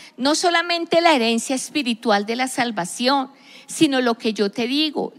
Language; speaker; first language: Spanish; native; Spanish